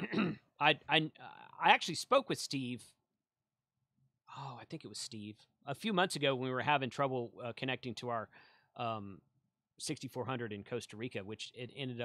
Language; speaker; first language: English; native; English